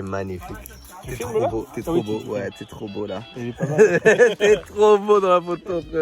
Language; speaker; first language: French; native; French